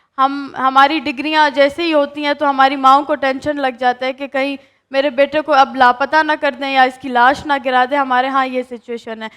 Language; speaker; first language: Urdu; non-native, local second language; Baluchi